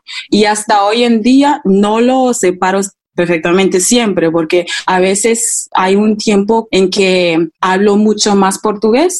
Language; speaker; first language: English; non-native, fluent; German